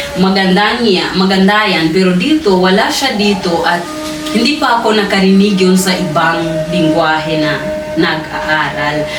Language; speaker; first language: Filipino; non-native, fluent; Swahili